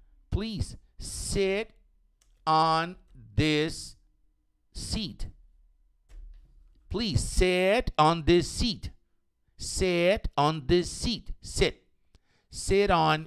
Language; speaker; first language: English; non-native, fluent; Portuguese